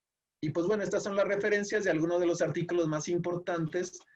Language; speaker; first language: Spanish; native; Spanish